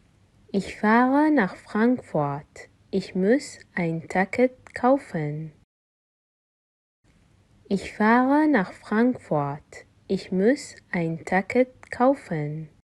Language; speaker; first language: German; non-native, fluent; Arabic